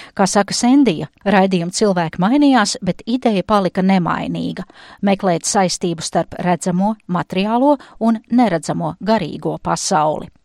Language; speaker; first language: Latvian; native; Latvian